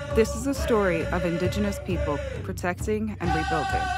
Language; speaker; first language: English; native; English